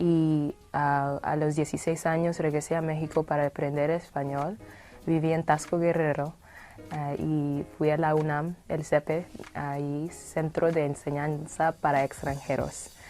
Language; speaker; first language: Spanish; non-native, fluent; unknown